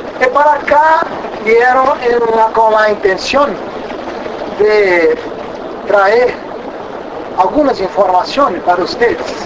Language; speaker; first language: Spanish; non-native, learner; Portuguese